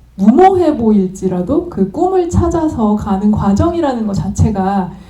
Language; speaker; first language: Korean; native; Korean